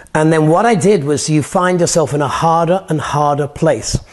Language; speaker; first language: English; native; English